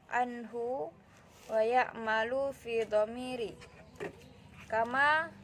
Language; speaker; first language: Arabic; non-native, learner; Indonesian